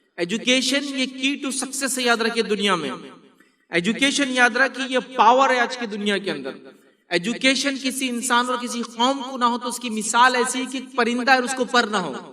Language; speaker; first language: Urdu; native; Urdu